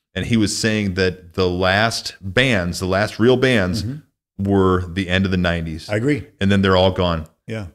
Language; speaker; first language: English; native; English